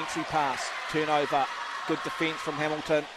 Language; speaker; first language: English; native; English